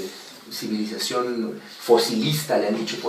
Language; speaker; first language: Spanish; native; Spanish